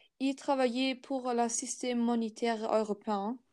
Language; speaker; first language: French; non-native, learner; German